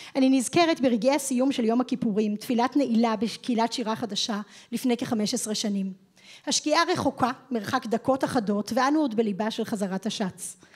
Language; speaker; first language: Hebrew; native; Hebrew